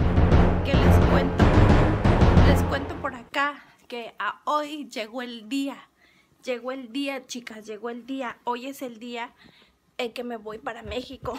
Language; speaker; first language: Spanish; native; Spanish